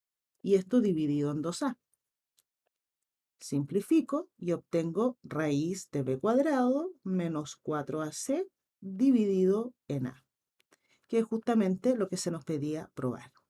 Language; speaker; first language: Spanish; native; Spanish